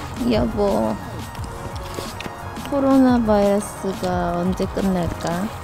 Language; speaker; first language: Korean; native; Korean